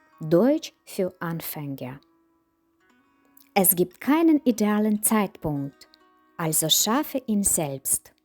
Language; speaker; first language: German; non-native, fluent; Ukrainian